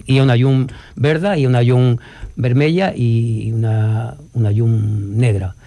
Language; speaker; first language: Catalan; non-native, local second language; Spanish